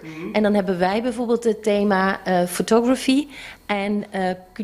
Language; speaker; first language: Dutch; non-native, local second language; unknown